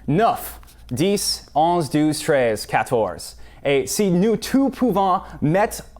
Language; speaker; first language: French; non-native, local second language; English